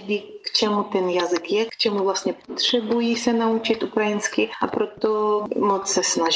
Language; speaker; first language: Czech; non-native, fluent; Ukrainian